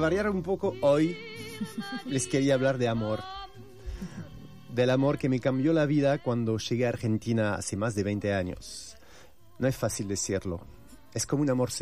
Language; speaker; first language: Spanish; non-native, fluent; French